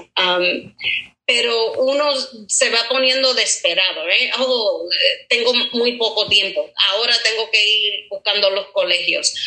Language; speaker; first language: Spanish; early bilingual, heritage; Spanish